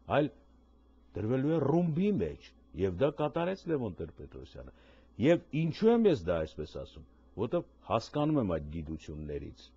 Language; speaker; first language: Armenian; native; Armenian